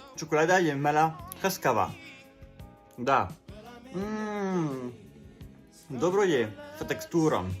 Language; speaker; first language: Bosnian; non-native, learner; French